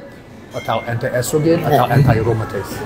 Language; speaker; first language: Indonesian; non-native, learner; English